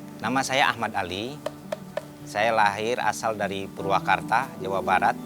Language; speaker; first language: Indonesian; non-native, local second language; Sundanese